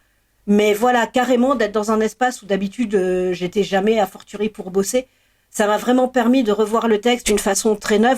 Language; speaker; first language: French; native; French